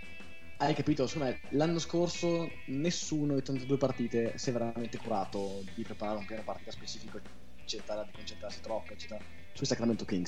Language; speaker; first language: Italian; native; Italian